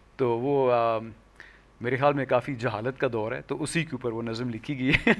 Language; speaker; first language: Urdu; non-native, local second language; Northern Hindko